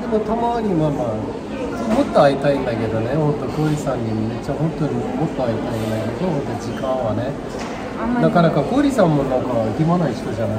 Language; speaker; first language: Japanese; non-native, fluent; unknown